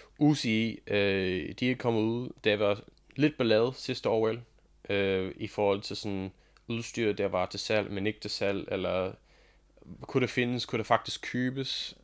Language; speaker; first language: Danish; non-native, fluent; English